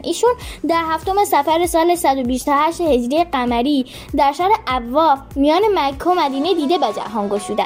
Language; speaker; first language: Persian; native; Persian